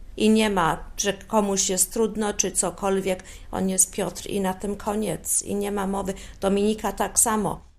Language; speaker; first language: Polish; early bilingual, heritage; Polish